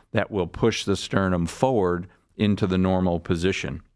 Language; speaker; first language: English; native; English